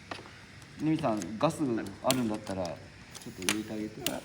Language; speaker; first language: Japanese; native; Japanese